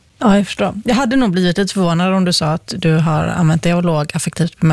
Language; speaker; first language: Swedish; native; Swedish